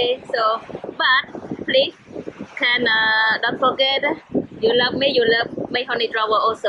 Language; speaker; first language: English; non-native, learner; Khmer